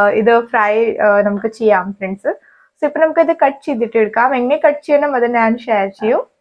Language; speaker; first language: Malayalam; non-native, learner; Hindi